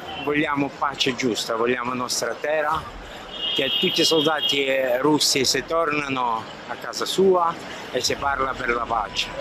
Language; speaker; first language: Italian; non-native, learner; Ukrainian